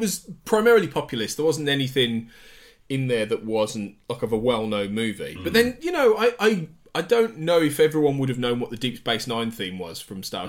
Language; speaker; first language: English; native; English